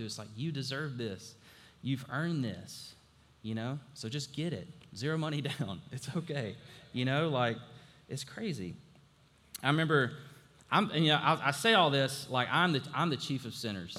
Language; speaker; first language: English; native; English